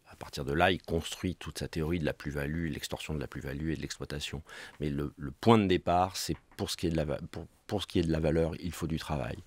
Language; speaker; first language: French; native; French